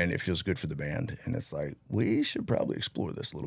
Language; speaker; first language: English; native; English